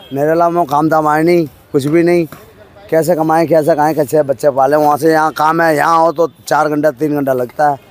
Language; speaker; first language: Hindi; non-native, local second language; Tamil